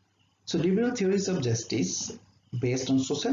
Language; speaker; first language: English; non-native, local second language; Assamese